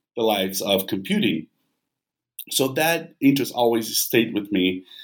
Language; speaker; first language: English; non-native, fluent; Portuguese